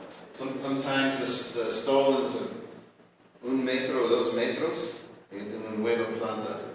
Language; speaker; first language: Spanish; non-native, learner; English